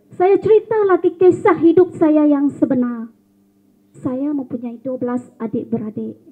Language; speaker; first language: Malay; non-native, local second language; Iban